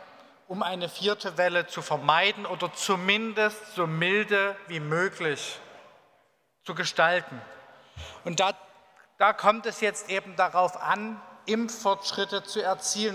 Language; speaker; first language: German; native; German